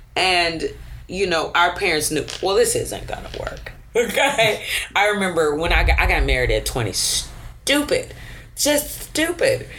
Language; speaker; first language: English; native; English